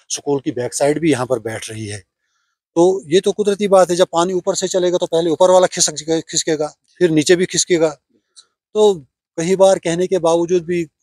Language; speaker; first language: Hindi; non-native, local second language; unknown